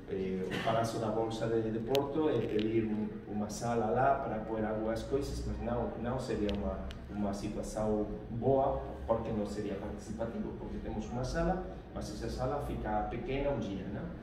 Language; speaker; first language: Portuguese; non-native, fluent; Spanish